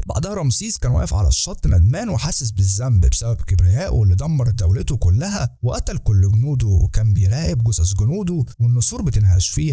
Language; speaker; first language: Arabic; native; Arabic